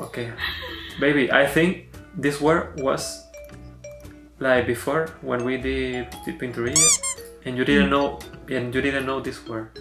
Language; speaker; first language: English; non-native, learner; Spanish